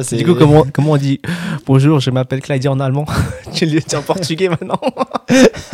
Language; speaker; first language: French; native; French